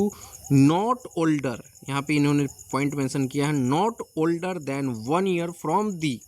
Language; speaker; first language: Hindi; native; Hindi